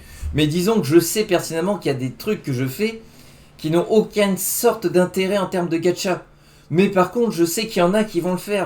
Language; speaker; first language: French; native; French